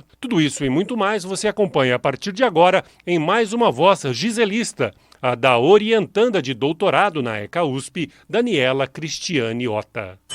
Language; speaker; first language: Portuguese; native; Portuguese